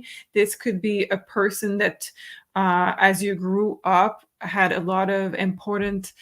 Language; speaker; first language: English; non-native, fluent; French